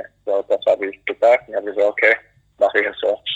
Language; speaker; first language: German; early bilingual, other home language; Greek